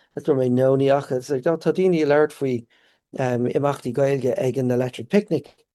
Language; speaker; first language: Irish; native; Irish